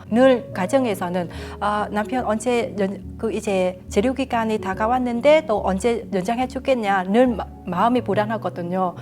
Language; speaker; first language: Korean; non-native, fluent; Vietnamese